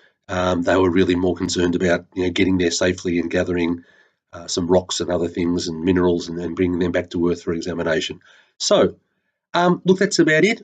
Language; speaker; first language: English; native; English